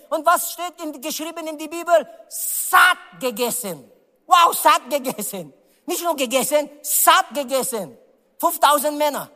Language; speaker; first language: German; non-native, learner; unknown